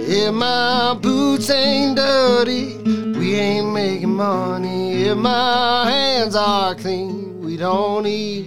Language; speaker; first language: English; native; English